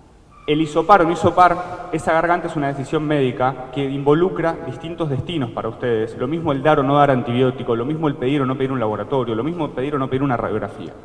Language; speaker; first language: Spanish; native; Spanish